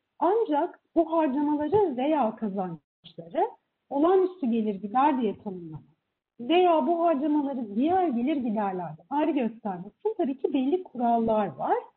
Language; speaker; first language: Turkish; native; Turkish